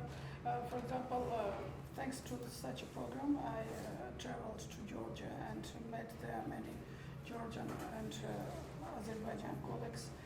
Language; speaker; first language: English; non-native, learner; Armenian